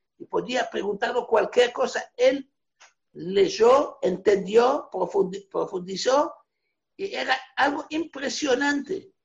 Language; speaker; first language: Spanish; non-native, fluent; Hebrew